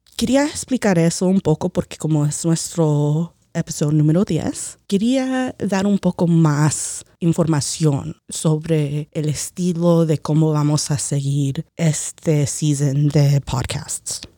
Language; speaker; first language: Spanish; early bilingual, heritage; Spanish